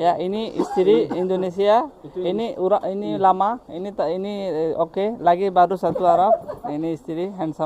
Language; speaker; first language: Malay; non-native, learner; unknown